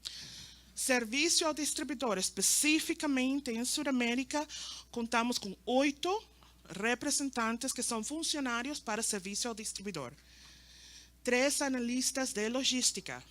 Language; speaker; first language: Portuguese; non-native, learner; Spanish